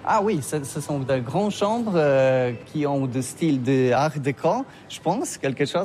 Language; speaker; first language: French; non-native, learner; Polish